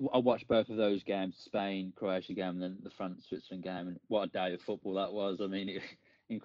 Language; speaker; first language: English; native; English